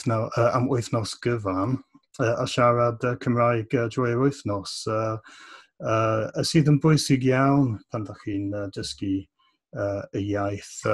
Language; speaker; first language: Welsh; non-native, fluent; English